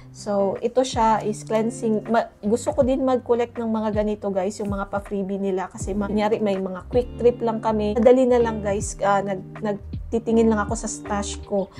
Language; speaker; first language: Filipino; non-native, local second language; Cebuano